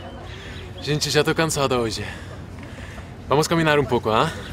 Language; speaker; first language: Portuguese; non-native, fluent; Czech